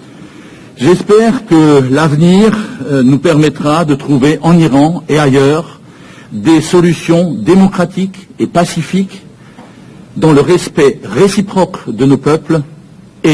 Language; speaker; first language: French; native; French